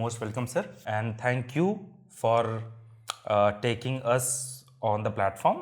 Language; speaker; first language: Hindi; native; Hindi